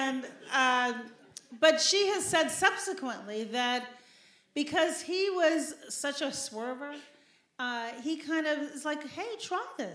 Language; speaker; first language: English; native; English